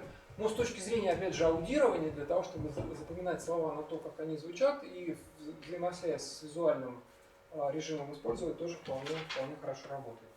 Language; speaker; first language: Russian; native; Russian